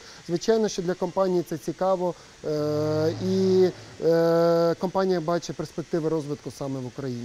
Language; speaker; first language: Ukrainian; native; Ukrainian